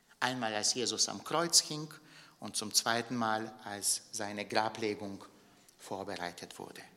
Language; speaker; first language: German; non-native, fluent; Bulgarian